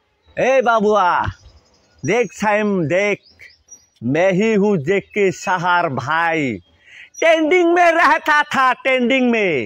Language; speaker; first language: Hindi; non-native, local second language; Bangla